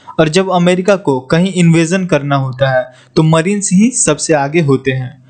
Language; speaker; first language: Hindi; native; Hindi